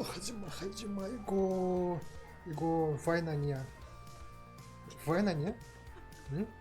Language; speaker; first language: Korean; non-native, learner; Russian